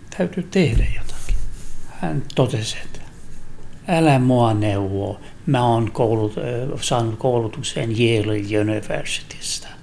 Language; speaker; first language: Finnish; non-native, local second language; Swedish